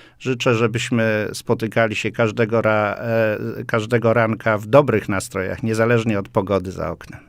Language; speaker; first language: Polish; native; Polish